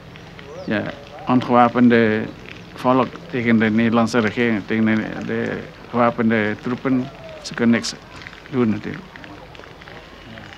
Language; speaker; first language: Dutch; non-native, local second language; Minangkabau